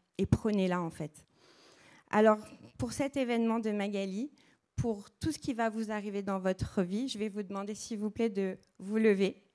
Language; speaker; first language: French; early bilingual, other home language; Portuguese